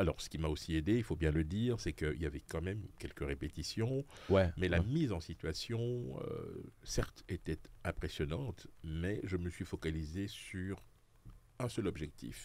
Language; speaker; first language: French; native; French